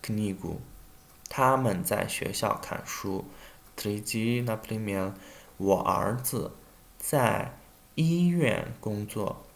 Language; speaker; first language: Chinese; non-native, fluent; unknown